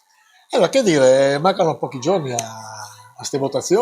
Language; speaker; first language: Italian; native; Italian